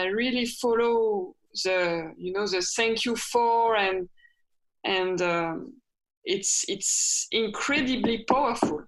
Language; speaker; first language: English; non-native, fluent; French